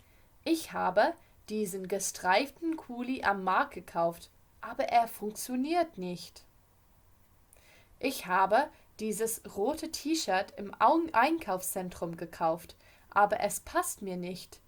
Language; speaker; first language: German; non-native, fluent; English